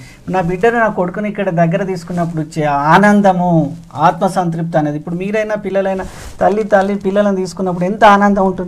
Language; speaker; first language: Telugu; native; Telugu